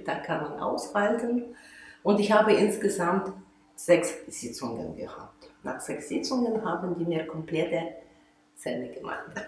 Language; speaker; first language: German; non-native, fluent; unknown